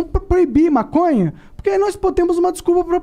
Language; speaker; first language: Portuguese; native; Portuguese